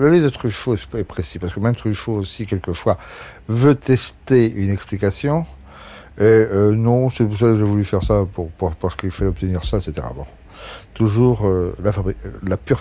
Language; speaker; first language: French; native; French